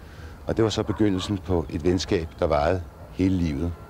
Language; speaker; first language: Danish; native; Danish